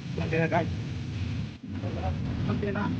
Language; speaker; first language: Hindi; non-native, local second language; Karbi